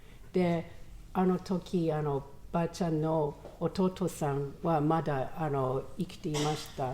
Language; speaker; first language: Japanese; non-native, learner; English